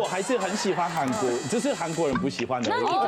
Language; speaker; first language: Chinese; non-native, fluent; French